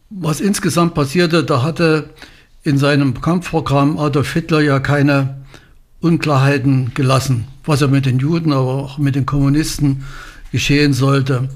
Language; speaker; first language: German; native; German